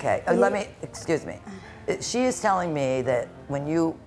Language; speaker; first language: English; native; English